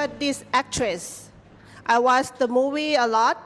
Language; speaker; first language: English; non-native, learner; Thai